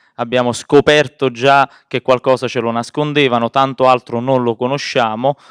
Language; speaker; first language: Italian; native; Italian